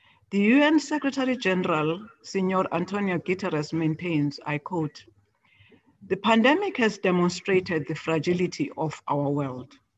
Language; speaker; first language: English; non-native, local second language; Xhosa